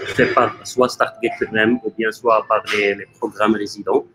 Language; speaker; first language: French; non-native, local second language; Arabic